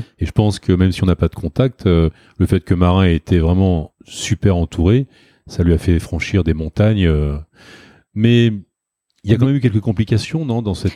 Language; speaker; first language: French; native; French